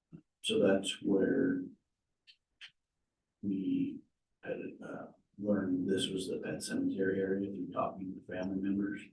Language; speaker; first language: English; native; English